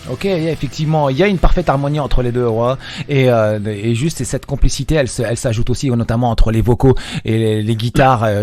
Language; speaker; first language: French; native; French